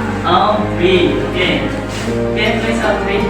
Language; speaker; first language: English; non-native, learner; Indonesian